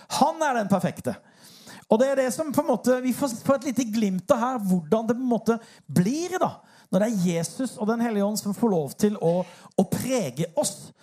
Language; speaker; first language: Norwegian; native; Norwegian